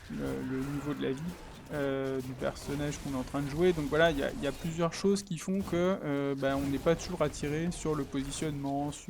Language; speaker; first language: French; native; French